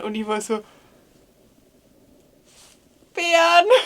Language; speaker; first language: German; native; German